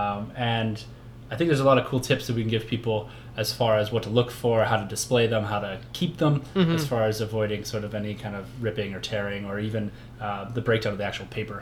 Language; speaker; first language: English; native; English